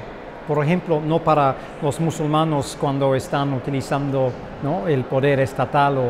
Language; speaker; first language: Spanish; non-native, fluent; English